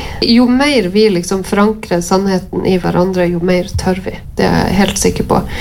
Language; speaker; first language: Norwegian; native; Norwegian